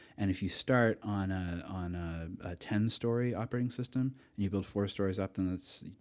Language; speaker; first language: English; native; English